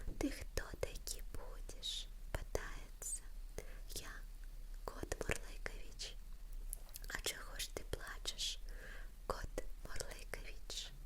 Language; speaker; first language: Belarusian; non-native, local second language; Russian